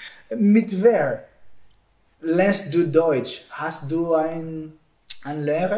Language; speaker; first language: German; non-native, learner; Portuguese